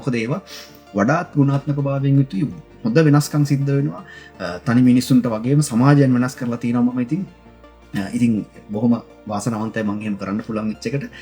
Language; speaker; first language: Sinhala; native; Sinhala